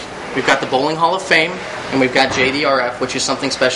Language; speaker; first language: English; native; English